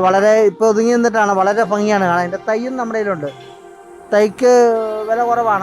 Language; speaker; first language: Malayalam; native; Malayalam